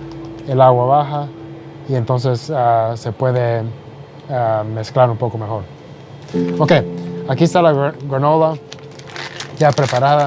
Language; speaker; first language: Spanish; early bilingual, heritage; Spanish